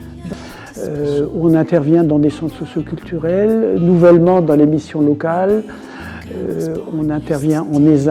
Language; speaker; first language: French; native; French